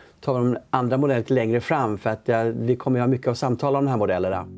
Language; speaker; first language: Swedish; native; Swedish